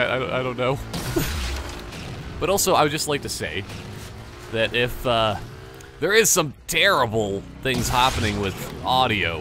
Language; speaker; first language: English; native; English